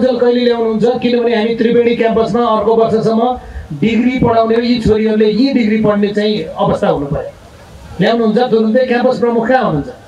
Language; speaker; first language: Nepali; native; Nepali